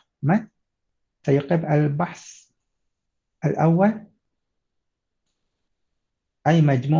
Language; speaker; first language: Arabic; non-native, learner; Malay